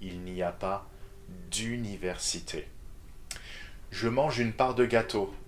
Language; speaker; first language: French; non-native, fluent; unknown